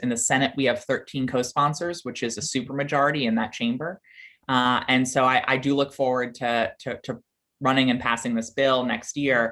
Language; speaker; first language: English; native; English